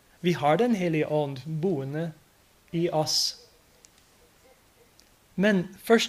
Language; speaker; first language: Norwegian; non-native, fluent; English